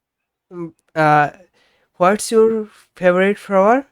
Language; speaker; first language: English; non-native, learner; Bangla